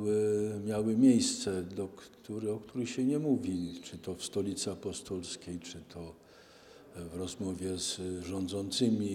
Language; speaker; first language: Polish; native; Polish